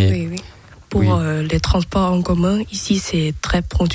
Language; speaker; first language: French; non-native, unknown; Thai